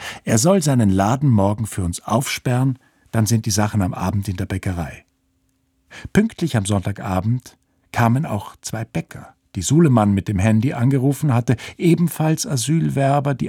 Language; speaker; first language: German; native; German